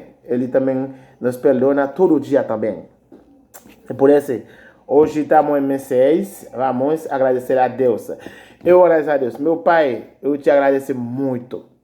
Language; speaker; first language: Portuguese; non-native, learner; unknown